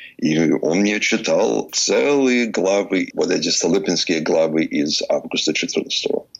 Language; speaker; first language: Russian; non-native, fluent; English